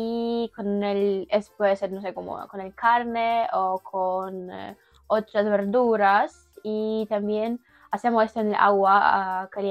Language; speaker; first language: Spanish; non-native, learner; Ukrainian